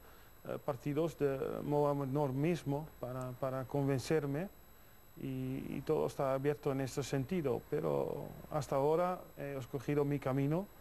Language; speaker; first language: Spanish; non-native, fluent; Dutch